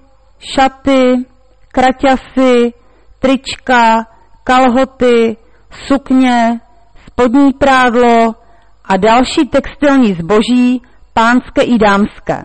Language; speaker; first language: Czech; native; Czech